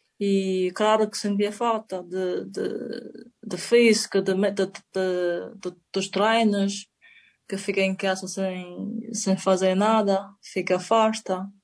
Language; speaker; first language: Portuguese; non-native, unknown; Chinese